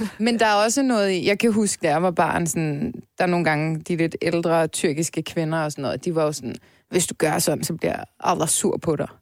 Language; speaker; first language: Danish; early bilingual, other home language; Turkish